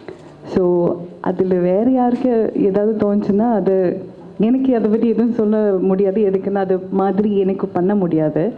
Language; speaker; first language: Tamil; early bilingual, heritage; Tamil